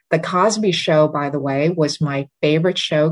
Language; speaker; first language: English; early bilingual, other home language; Vietnamese